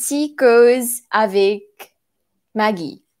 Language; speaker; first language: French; non-native, local second language; Morisyen